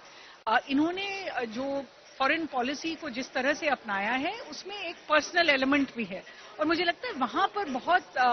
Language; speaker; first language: Hindi; native; Hindi